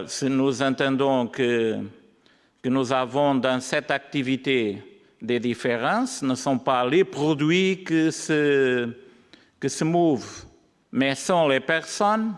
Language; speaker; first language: French; non-native, learner; Portuguese